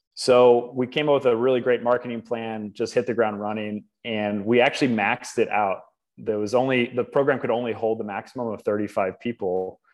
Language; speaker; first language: English; native; English